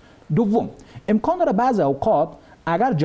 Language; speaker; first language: Persian; native; Persian